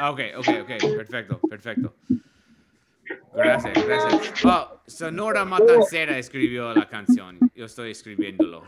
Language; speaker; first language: Spanish; non-native, learner; English